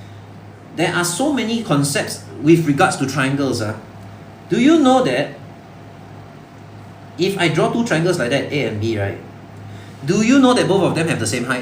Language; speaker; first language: English; non-native, local second language; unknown